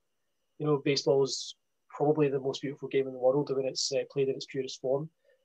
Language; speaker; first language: English; native; English